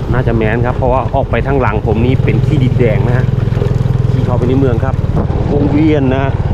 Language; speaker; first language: Thai; native; Thai